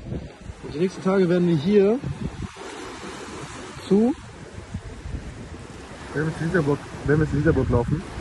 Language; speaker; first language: German; native; German